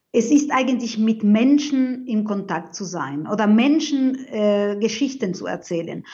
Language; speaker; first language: German; non-native, fluent; Spanish